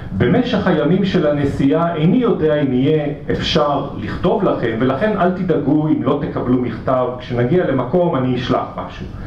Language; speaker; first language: Hebrew; native; Hebrew